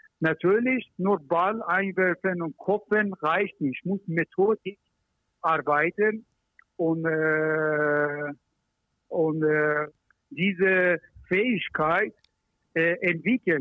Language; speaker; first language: German; non-native, learner; Persian